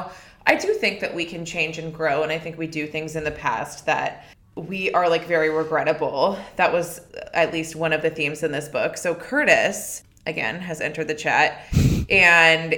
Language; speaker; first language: English; native; English